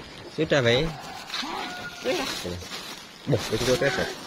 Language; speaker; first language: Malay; non-native, local second language; Javanese